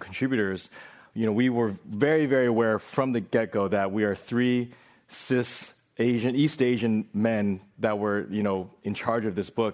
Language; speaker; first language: English; native; English